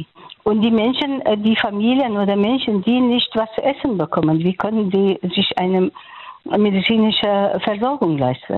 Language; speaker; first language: German; non-native, fluent; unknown